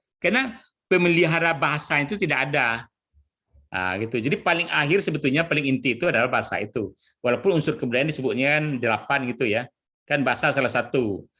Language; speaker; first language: Indonesian; non-native, local second language; Minangkabau